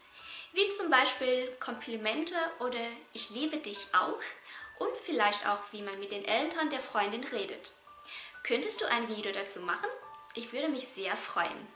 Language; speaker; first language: German; non-native, fluent; Vietnamese